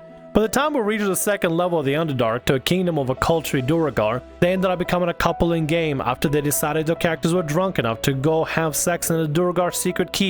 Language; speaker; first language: English; native; English